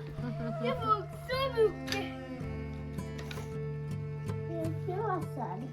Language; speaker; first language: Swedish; non-native, learner; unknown